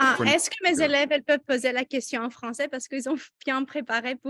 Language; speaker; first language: French; non-native, fluent; English